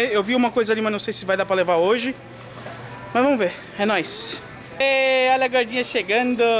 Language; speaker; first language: Portuguese; native; Portuguese